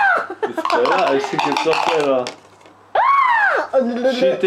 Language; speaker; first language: English; non-native, learner; German